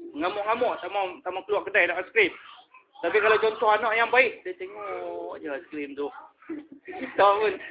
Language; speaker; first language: Malay; native; Malay